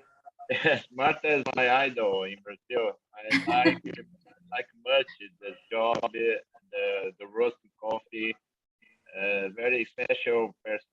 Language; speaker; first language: English; non-native, learner; Portuguese